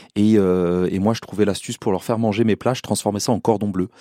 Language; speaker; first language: French; native; French